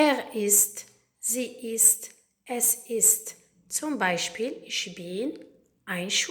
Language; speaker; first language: German; non-native, learner; Arabic